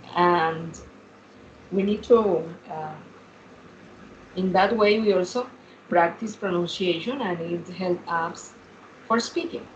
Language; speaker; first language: English; non-native, fluent; Spanish